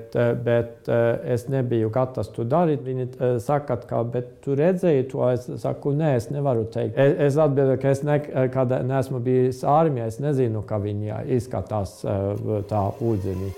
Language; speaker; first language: Latvian; non-native, fluent; Estonian